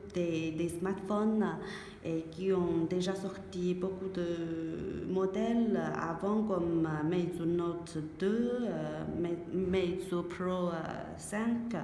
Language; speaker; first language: French; non-native, learner; Chinese